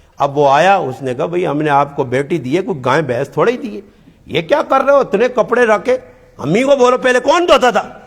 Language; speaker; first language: Urdu; non-native, local second language; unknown